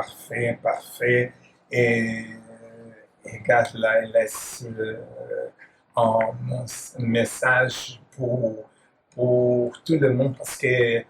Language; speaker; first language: French; non-native, learner; Portuguese